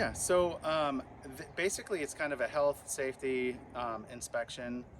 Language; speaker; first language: English; native; English